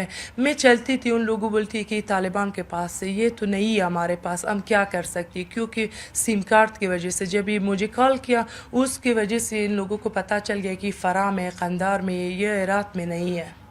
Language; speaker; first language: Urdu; non-native, learner; Persian